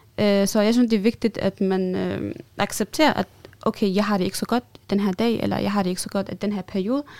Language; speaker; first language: Danish; non-native, fluent; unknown